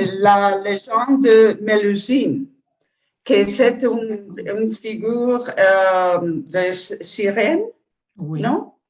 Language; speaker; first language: French; non-native, learner; Spanish